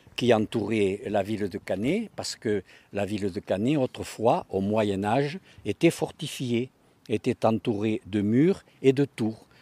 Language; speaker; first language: French; native; French